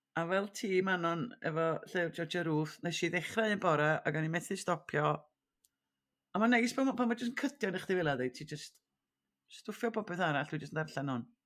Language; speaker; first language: Welsh; native; Welsh